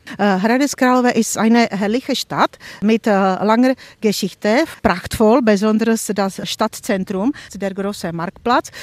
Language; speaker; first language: German; non-native, fluent; Czech